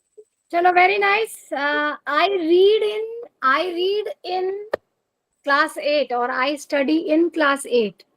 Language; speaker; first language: English; non-native, fluent; Hindi